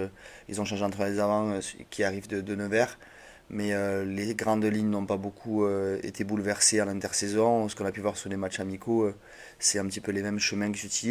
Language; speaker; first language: French; native; French